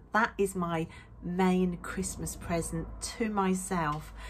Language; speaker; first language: English; native; English